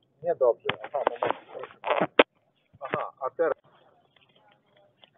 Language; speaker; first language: Polish; non-native, learner; Slovenian